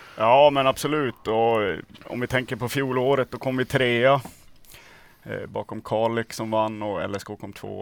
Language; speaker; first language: Swedish; native; Swedish